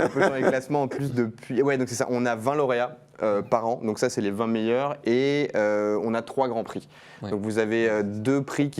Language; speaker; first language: French; native; French